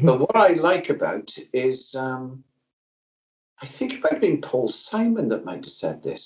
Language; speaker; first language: English; native; English